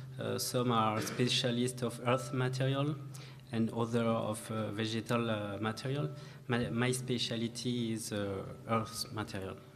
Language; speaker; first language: English; non-native, learner; French